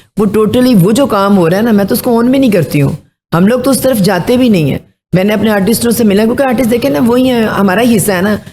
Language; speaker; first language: Urdu; non-native, local second language; Punjabi